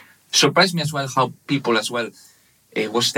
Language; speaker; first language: English; non-native, fluent; Spanish